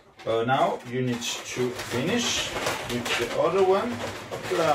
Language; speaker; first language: English; non-native, learner; Italian